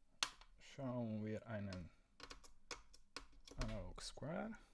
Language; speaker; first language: German; non-native, learner; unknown